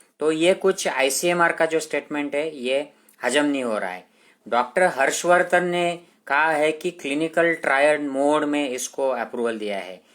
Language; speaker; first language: Hindi; non-native, local second language; Marathi